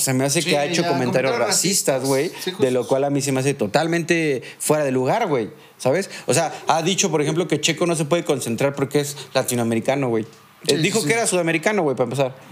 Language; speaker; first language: Spanish; native; Spanish